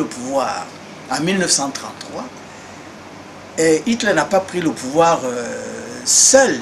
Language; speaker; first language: French; non-native, local second language; Duala